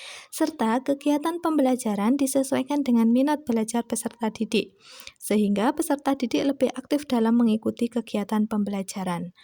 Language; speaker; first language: Indonesian; native; Indonesian